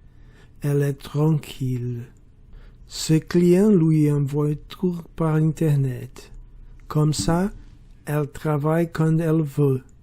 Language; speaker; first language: French; non-native, learner; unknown